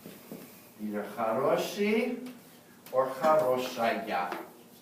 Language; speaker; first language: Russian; non-native, fluent; English